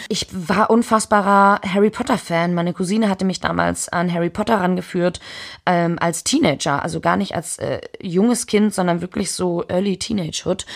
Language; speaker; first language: German; early bilingual, heritage; German